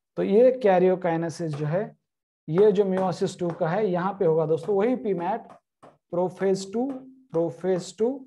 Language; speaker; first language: Hindi; non-native, local second language; Marathi